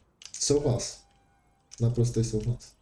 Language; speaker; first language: Czech; native; Czech